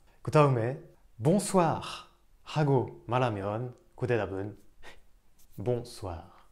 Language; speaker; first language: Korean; non-native, fluent; French